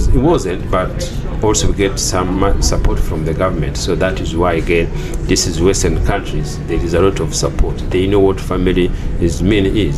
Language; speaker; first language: English; non-native, local second language; Kinyarwanda